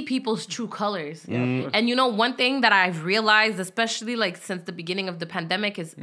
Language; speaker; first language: English; native; English